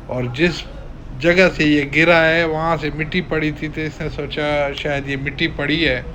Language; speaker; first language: Urdu; non-native, local second language; Sindhi